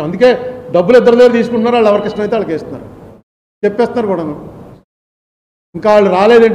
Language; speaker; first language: Telugu; native; Telugu